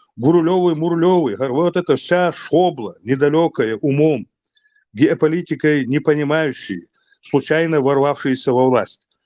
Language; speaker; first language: Russian; non-native, local second language; Chechen